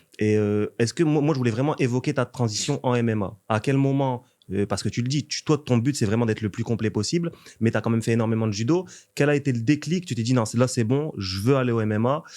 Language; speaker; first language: French; native; French